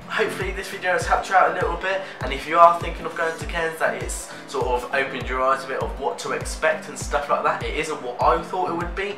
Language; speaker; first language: English; native; English